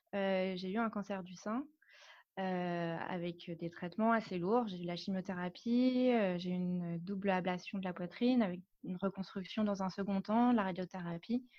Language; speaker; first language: French; native; French